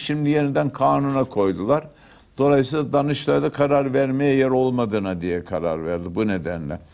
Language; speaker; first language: Turkish; native; Turkish